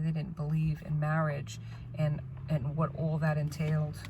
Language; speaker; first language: English; native; English